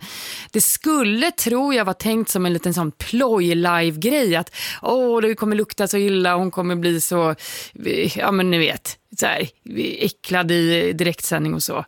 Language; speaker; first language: Swedish; native; Swedish